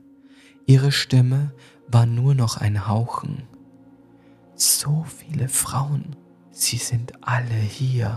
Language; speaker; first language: German; native; German